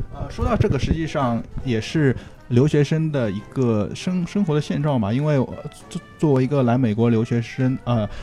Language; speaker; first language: Chinese; native; Chinese